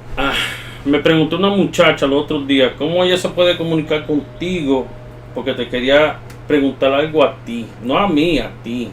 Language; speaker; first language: Spanish; early bilingual, heritage; Spanish